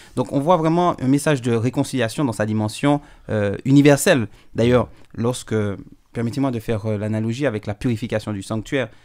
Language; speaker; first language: French; native; French